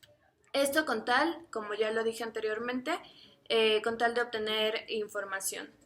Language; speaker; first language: Spanish; native; Spanish